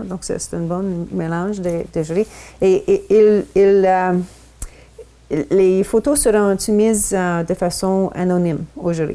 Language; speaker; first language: French; non-native, local second language; English